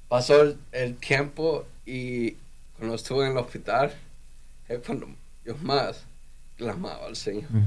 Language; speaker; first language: Spanish; native; Spanish